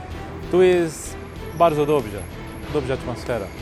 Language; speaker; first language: Polish; non-native, learner; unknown